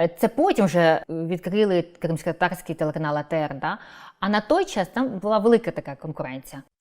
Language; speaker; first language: Ukrainian; non-native, local second language; Crimean Tatar